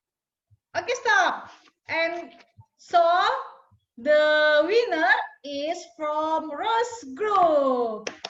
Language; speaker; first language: English; non-native, fluent; Indonesian